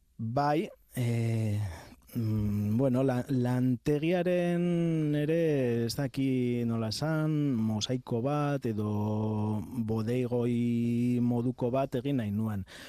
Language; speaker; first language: Basque; non-native, local second language; Spanish